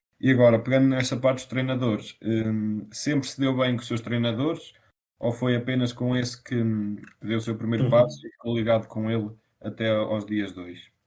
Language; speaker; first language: Portuguese; native; Portuguese